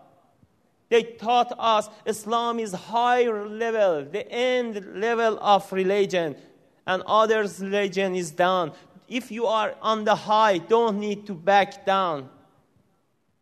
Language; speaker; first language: English; non-native, learner; Persian